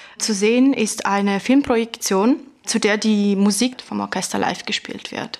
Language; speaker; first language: German; non-native, fluent; Italian